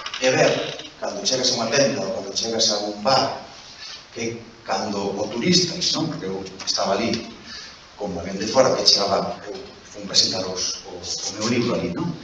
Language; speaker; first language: Galician; non-native, local second language; Spanish